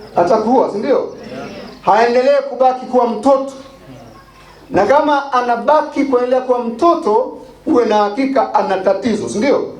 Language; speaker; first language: Swahili; non-native, local second language; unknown